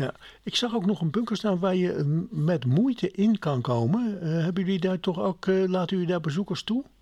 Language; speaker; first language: Dutch; native; Dutch